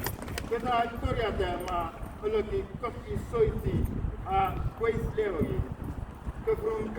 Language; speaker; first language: Welsh; non-native, fluent; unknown